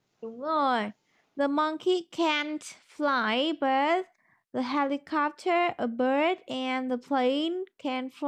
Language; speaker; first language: English; non-native, learner; Vietnamese